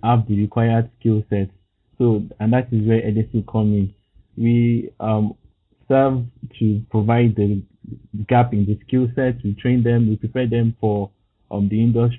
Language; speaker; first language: English; non-native, local second language; Yoruba